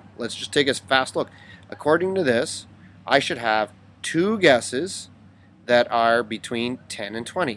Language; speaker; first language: English; native; English